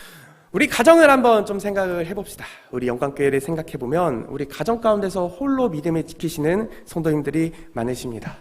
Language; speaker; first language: Korean; native; Korean